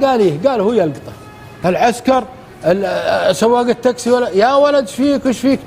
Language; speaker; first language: Arabic; native; Arabic